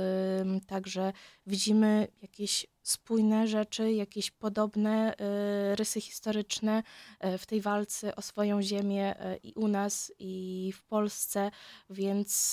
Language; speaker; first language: Polish; non-native, fluent; Ukrainian